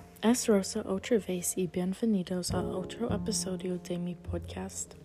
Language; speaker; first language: Spanish; non-native, learner; English